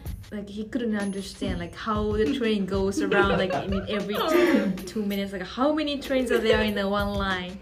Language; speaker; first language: English; non-native, fluent; Japanese